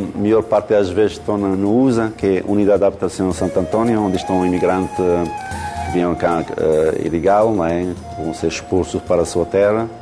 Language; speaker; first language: Portuguese; native; Portuguese